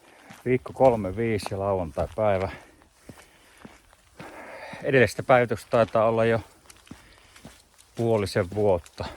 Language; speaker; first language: Finnish; native; Finnish